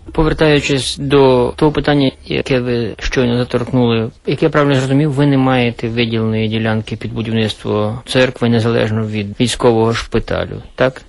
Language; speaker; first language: Ukrainian; native; Ukrainian